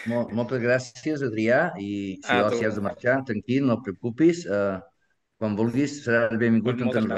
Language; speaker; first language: Spanish; non-native, fluent; Italian